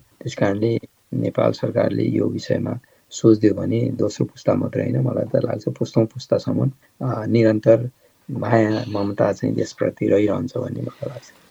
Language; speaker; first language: Nepali; native; Nepali